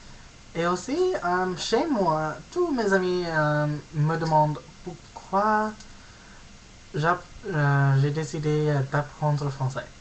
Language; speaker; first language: French; non-native, learner; English